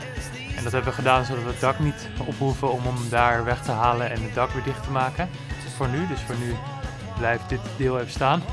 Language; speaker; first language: Dutch; native; Dutch